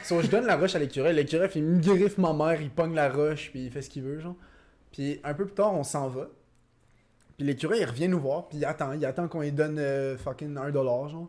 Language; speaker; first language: French; native; French